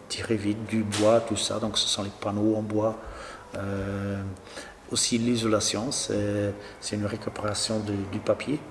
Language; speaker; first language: French; non-native, local second language; Dutch